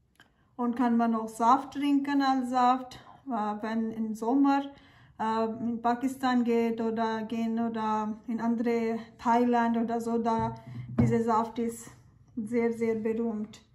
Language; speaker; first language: German; non-native, learner; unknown